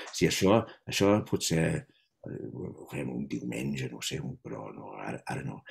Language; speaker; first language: Catalan; non-native, fluent; English